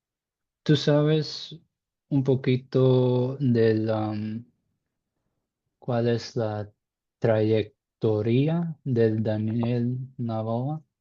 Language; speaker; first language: Spanish; non-native, learner; English